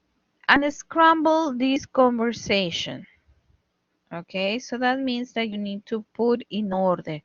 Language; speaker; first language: English; non-native, fluent; Spanish